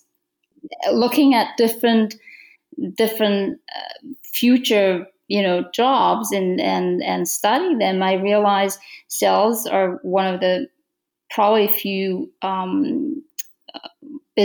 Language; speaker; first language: English; non-native, fluent; Romanian